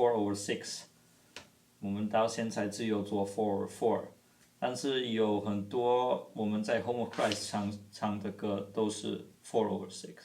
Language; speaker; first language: Chinese; non-native, fluent; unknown